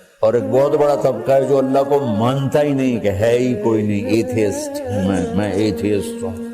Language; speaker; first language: Urdu; non-native, local second language; Punjabi